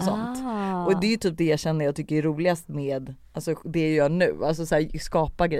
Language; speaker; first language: Swedish; native; Swedish